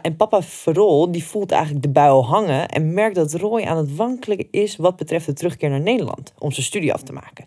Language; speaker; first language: Dutch; native; Dutch